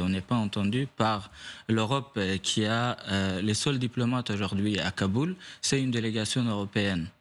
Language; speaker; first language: French; non-native, fluent; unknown